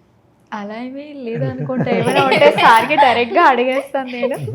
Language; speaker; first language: Telugu; non-native, fluent; Odia